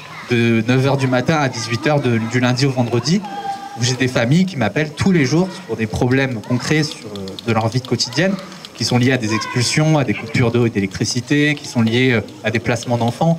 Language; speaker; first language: French; native; French